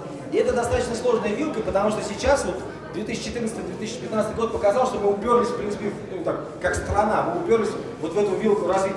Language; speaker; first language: Russian; native; Russian